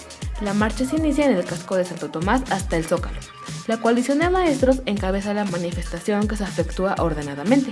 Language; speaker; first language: Spanish; native; Spanish